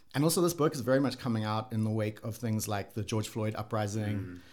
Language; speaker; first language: English; native; English